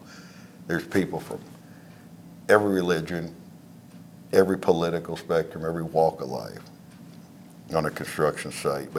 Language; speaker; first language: English; native; English